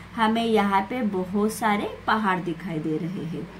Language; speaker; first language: Hindi; non-native, local second language; Marathi